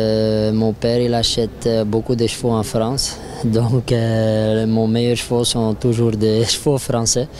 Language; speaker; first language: French; non-native, local second language; Dutch